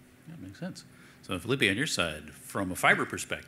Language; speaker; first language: English; native; English